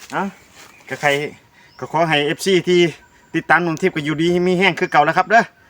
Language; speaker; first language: Thai; native; Thai